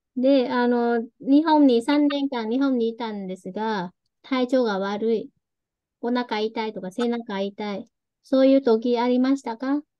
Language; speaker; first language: Japanese; non-native, fluent; Vietnamese